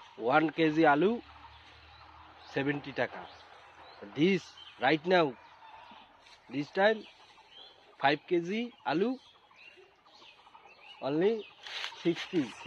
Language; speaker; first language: English; non-native, learner; Bangla